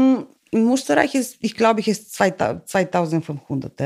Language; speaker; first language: German; non-native, learner; Bulgarian